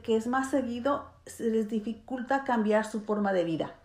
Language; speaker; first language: Spanish; early bilingual, heritage; Spanish